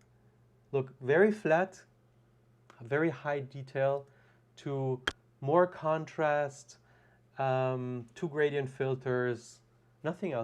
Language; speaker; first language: English; non-native, fluent; German